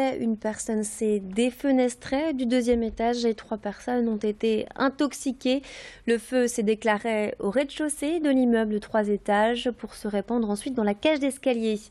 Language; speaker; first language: French; native; French